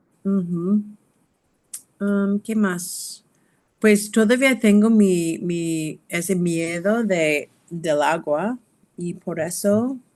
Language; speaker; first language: Spanish; non-native, learner; English